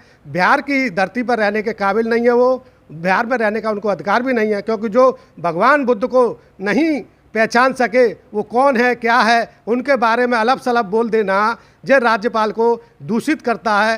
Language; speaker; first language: Hindi; native; Hindi